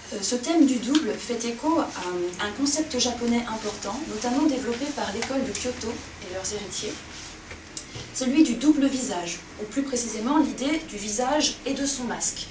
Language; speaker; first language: French; native; French